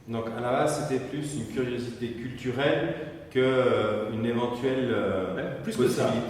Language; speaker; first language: French; native; French